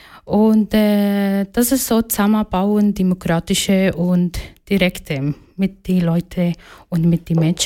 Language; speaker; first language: German; non-native, learner; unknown